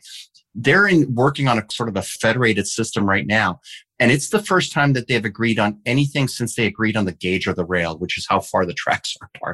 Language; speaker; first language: English; early bilingual, heritage; English